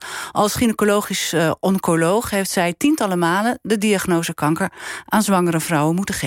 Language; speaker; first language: Dutch; native; Dutch